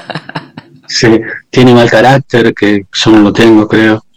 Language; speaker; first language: Spanish; native; Spanish